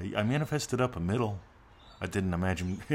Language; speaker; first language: English; native; English